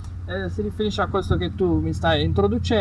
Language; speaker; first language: Italian; native; Italian